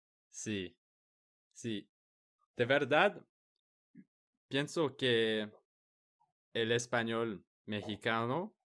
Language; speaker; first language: Spanish; non-native, learner; English